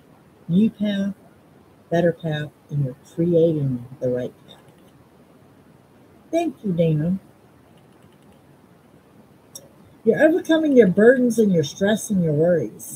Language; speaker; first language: English; native; English